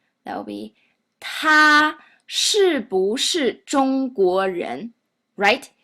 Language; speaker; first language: Chinese; non-native, fluent; English